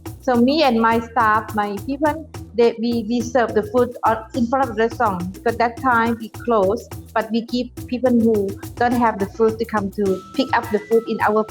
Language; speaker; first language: English; non-native, fluent; Thai